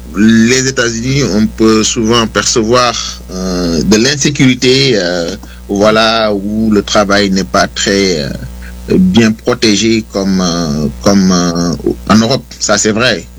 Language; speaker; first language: French; non-native, local second language; Wolof